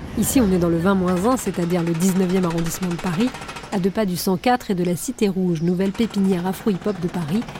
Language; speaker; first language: French; native; French